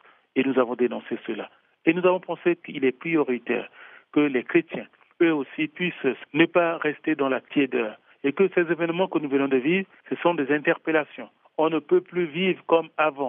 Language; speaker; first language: French; non-native, local second language; Sango